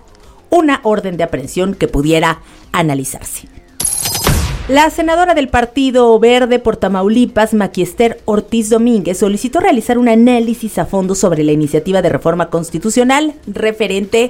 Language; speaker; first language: Spanish; native; Spanish